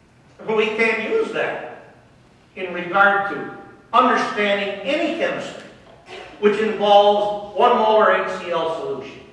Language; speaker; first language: English; native; English